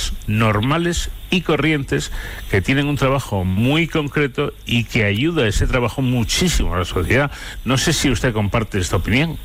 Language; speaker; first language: Spanish; native; Spanish